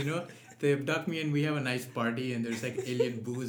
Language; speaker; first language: English; non-native, local second language; Nepali